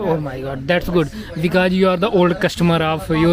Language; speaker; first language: English; non-native, local second language; Hindi